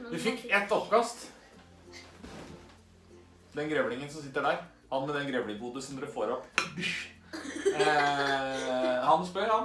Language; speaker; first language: Norwegian; native; Norwegian